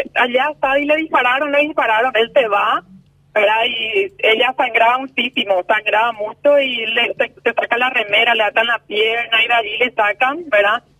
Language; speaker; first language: Spanish; native; Spanish